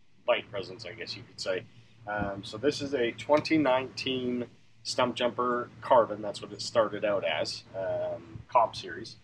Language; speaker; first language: English; native; English